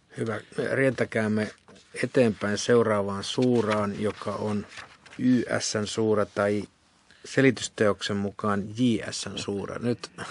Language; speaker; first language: Finnish; native; Finnish